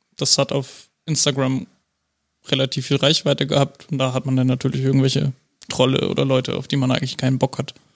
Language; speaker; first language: German; native; German